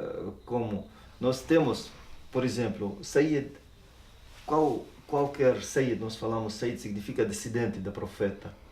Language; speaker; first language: Portuguese; non-native, learner; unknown